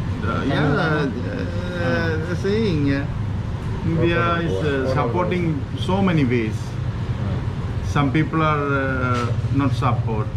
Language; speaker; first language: English; non-native, learner; Tamil